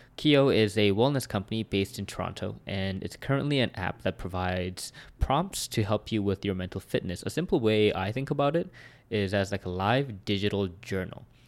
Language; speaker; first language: English; native; English